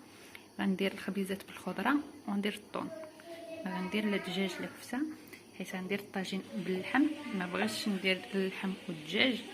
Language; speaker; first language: Arabic; native; Arabic